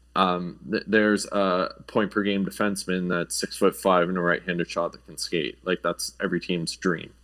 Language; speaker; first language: English; native; English